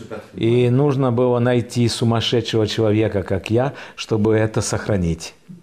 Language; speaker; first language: Russian; early bilingual, heritage; French